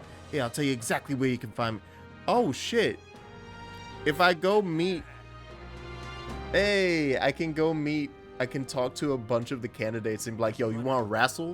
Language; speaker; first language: English; native; English